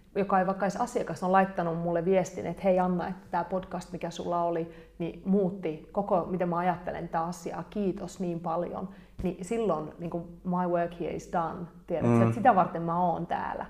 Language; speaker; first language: Finnish; native; Finnish